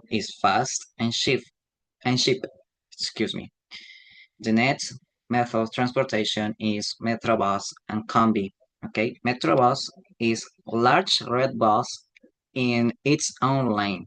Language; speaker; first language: English; non-native, learner; Spanish